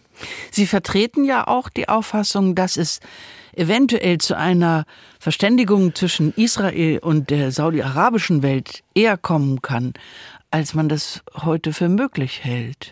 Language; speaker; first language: German; native; German